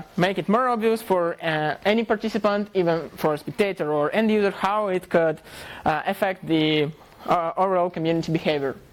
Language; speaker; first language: English; non-native, fluent; Russian